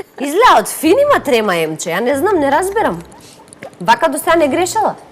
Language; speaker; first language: Macedonian; native; Macedonian